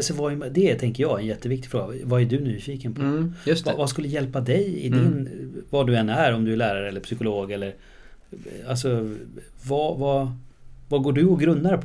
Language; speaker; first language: Swedish; native; Swedish